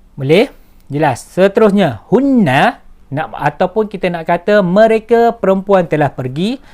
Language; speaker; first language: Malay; native; Malay